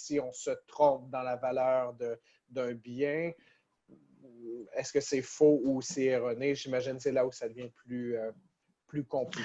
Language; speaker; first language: French; native; French